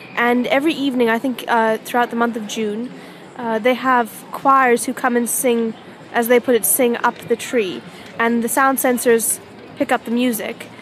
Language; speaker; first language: English; native; English